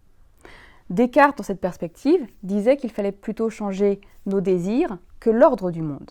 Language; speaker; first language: French; native; French